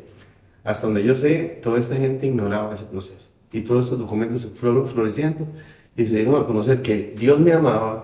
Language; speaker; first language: Spanish; native; Spanish